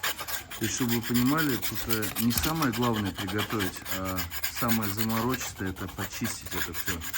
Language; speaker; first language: Russian; native; Russian